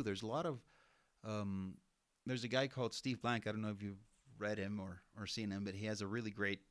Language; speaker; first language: English; non-native, fluent; Spanish